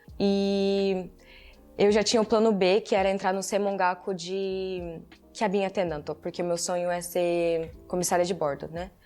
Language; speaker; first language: Portuguese; early bilingual, heritage; Portuguese